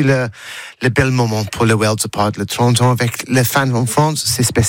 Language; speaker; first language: French; non-native, learner; English